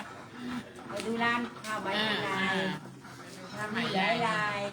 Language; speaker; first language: Thai; native; Thai